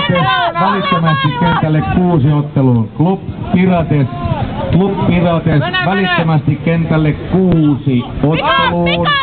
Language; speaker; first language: Finnish; native; Finnish